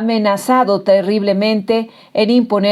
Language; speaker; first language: Spanish; native; Spanish